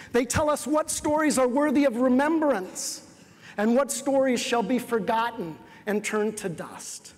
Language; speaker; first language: English; native; English